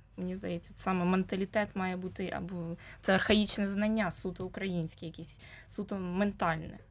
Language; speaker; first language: Ukrainian; native; Ukrainian